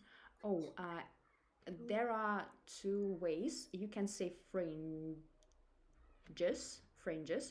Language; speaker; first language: English; non-native, fluent; Russian